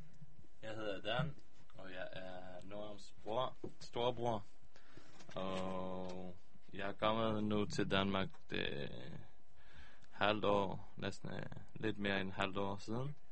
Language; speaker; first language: Danish; early bilingual, heritage; Hebrew